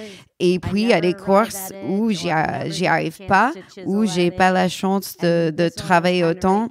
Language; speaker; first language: French; non-native, learner; English